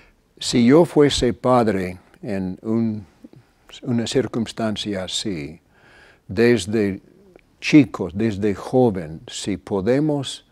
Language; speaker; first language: Spanish; non-native, fluent; English